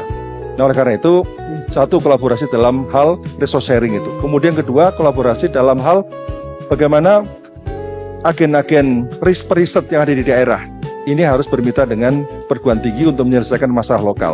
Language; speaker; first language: Indonesian; native; Indonesian